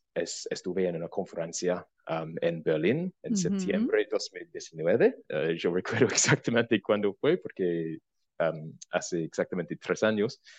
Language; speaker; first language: Spanish; non-native, fluent; English